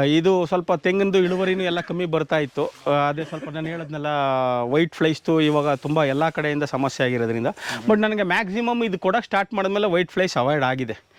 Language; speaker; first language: Kannada; native; Kannada